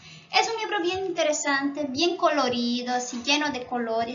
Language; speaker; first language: Spanish; non-native, local second language; Portuguese